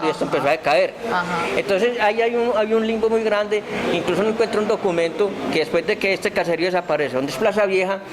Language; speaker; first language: Spanish; native; Spanish